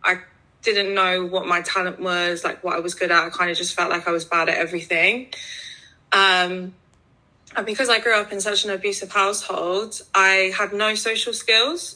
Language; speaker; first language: English; native; English